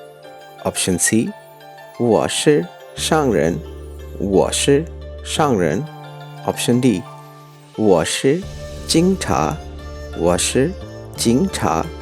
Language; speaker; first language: Chinese; non-native, fluent; Urdu